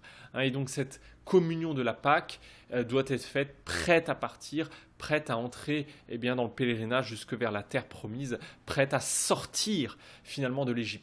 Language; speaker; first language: French; native; French